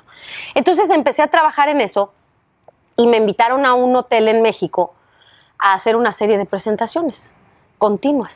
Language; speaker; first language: Spanish; native; Spanish